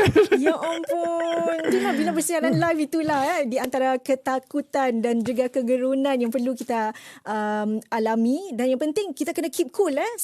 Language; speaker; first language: Malay; native; Malay